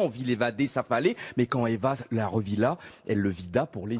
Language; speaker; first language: French; native; French